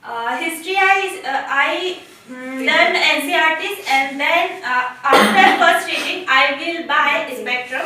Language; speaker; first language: English; non-native, learner; Hindi